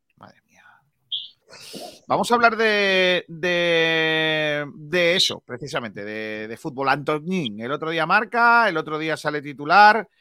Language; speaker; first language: Spanish; native; Spanish